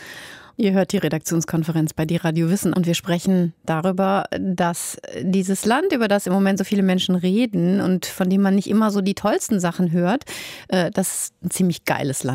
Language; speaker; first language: German; native; German